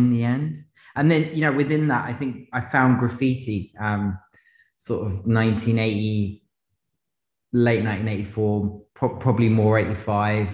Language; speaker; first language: English; native; English